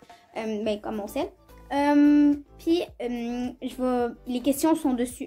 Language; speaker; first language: French; native; French